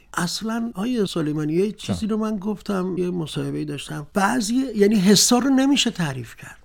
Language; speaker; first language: Persian; non-native, local second language; Azerbaijani